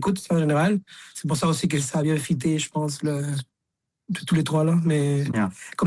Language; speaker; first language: French; native; French